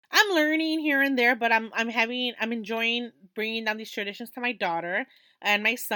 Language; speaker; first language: English; early bilingual, other home language; Spanish